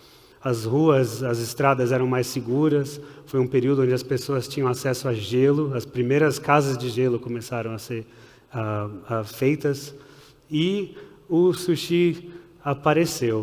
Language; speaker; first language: Portuguese; early bilingual, heritage; Portuguese